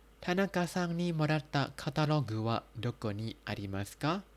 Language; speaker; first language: Japanese; non-native, fluent; Thai